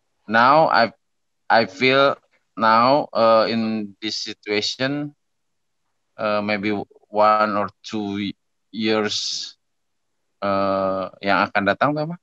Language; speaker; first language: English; non-native, learner; Indonesian